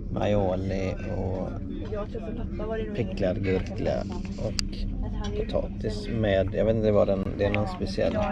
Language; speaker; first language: Swedish; native; Swedish